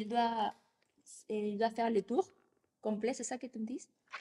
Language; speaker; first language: French; non-native, learner; Spanish